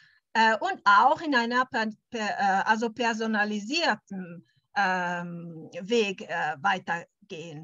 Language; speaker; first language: German; early bilingual, heritage; German